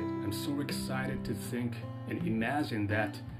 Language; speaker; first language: English; non-native, fluent; Japanese